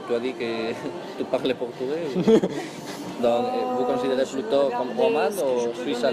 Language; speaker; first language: French; non-native, learner; Spanish